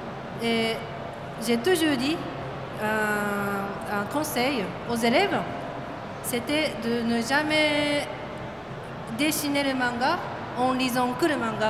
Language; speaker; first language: French; non-native, fluent; Japanese